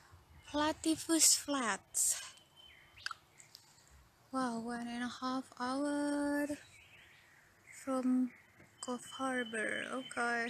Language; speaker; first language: English; non-native, learner; Indonesian